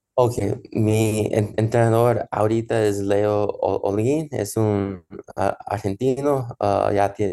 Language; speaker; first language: Spanish; early bilingual, heritage; Spanish